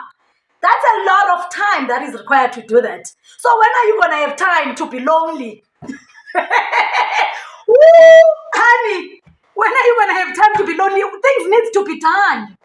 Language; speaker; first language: English; non-native, local second language; Xhosa